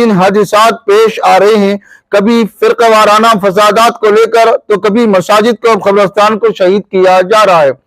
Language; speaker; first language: Urdu; native; Urdu